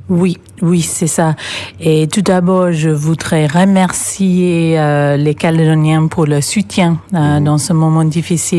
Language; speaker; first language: French; non-native, fluent; English